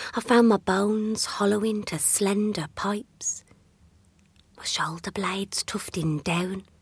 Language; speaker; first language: English; native; English